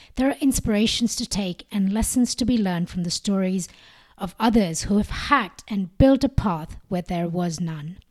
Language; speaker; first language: English; non-native, local second language; Malayalam